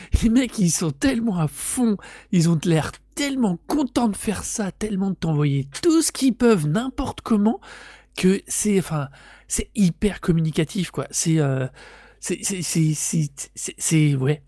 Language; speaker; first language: French; native; French